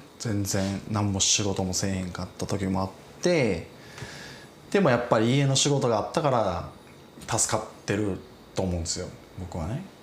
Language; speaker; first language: Japanese; native; Japanese